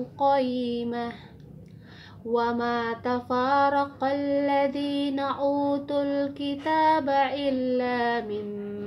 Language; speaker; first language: Arabic; non-native, learner; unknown